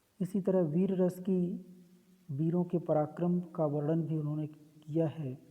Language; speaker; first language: Hindi; native; Hindi